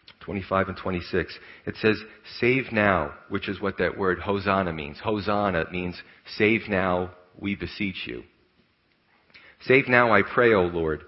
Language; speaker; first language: English; native; English